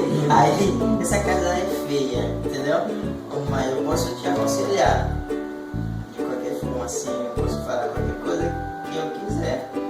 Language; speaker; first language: Portuguese; non-native, local second language; Haitian Creole